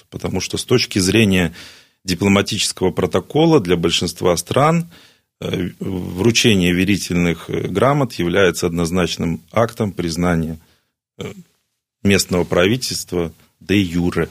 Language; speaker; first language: Russian; native; Russian